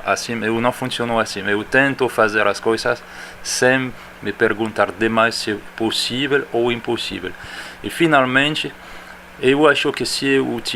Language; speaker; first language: Portuguese; non-native, fluent; French